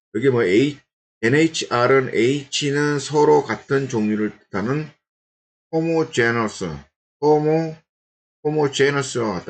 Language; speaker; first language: Korean; native; Korean